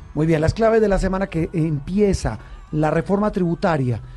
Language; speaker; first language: Spanish; native; Spanish